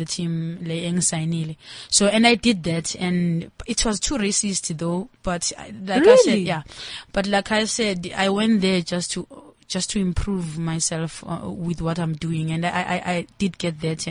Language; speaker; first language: English; non-native, local second language; Zulu